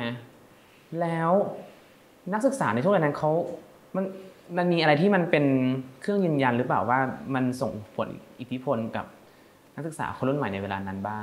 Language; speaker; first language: Thai; native; Thai